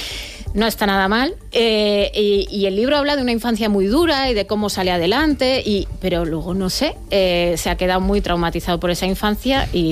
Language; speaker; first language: Spanish; native; Spanish